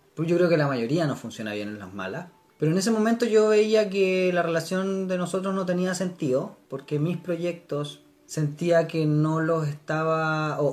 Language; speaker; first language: Spanish; native; Spanish